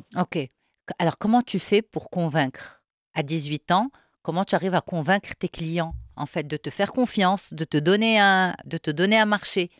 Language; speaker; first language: French; non-native, local second language; Arabic